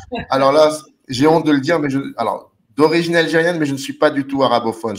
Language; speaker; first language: French; native; French